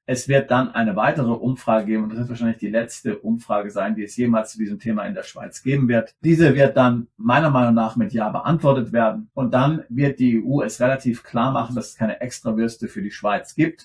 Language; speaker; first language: German; native; German